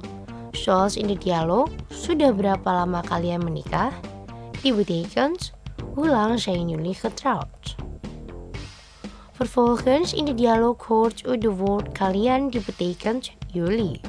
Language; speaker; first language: Dutch; non-native, learner; Indonesian